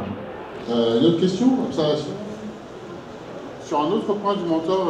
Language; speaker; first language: French; native; French